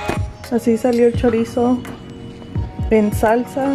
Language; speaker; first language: Spanish; early bilingual, other home language; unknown